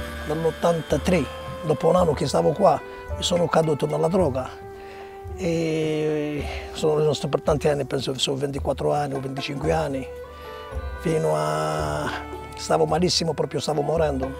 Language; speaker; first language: Italian; non-native, fluent; Arabic